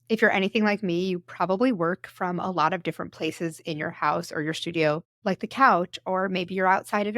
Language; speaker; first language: English; native; English